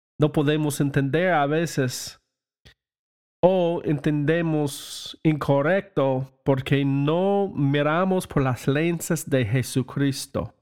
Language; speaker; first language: Spanish; non-native, learner; English